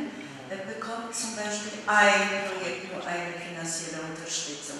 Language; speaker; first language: German; non-native, fluent; Polish